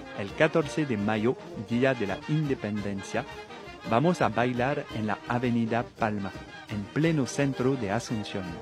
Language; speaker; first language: Spanish; non-native, fluent; French